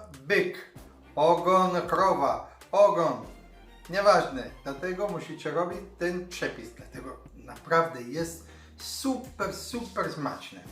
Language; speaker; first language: Polish; non-native, learner; Italian